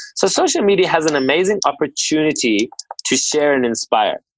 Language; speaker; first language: English; native; English